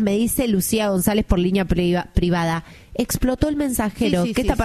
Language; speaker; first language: Spanish; native; Spanish